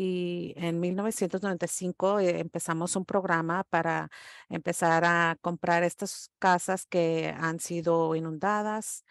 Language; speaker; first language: Spanish; early bilingual, heritage; English